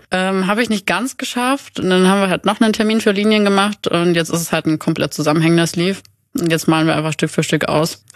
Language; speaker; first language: German; native; German